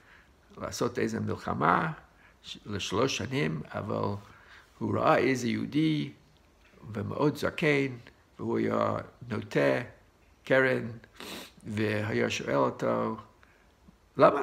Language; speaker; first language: Hebrew; non-native, fluent; English